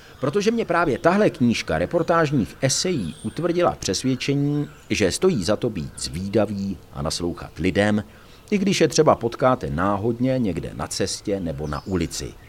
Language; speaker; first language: Czech; native; Czech